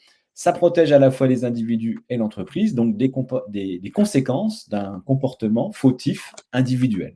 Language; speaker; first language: French; native; French